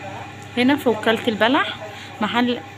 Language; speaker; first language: Arabic; native; Arabic